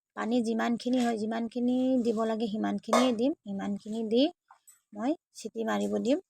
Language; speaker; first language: Assamese; non-native, local second language; Manipuri